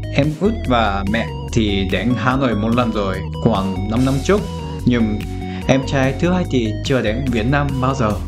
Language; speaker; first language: Vietnamese; non-native, fluent; Japanese